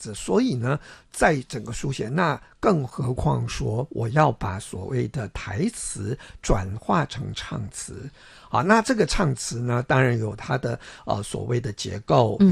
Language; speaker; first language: Chinese; non-native, local second language; Min Nan Chinese